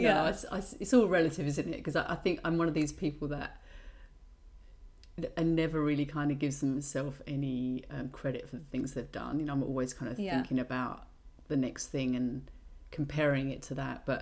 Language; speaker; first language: English; native; English